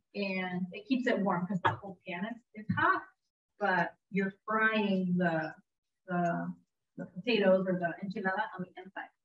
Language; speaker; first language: English; early bilingual, heritage; Spanish